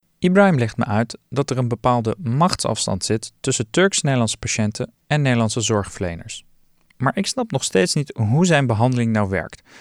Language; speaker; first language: Dutch; early bilingual, other home language; Turkish